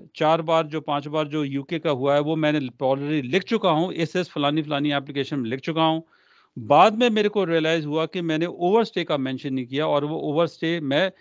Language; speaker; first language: Hindi; non-native, local second language; Punjabi